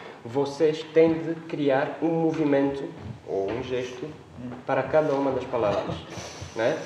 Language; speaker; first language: Portuguese; non-native, fluent; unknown